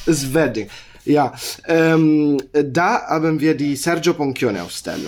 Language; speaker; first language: German; non-native, learner; Italian